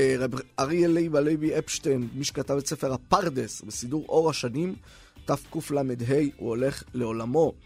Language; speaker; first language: Hebrew; native; Hebrew